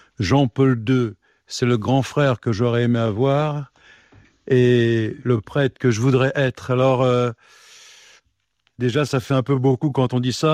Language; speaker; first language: French; native; French